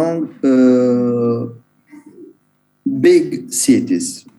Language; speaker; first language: English; non-native, learner; Italian